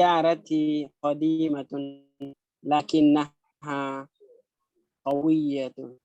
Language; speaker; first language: Arabic; non-native, learner; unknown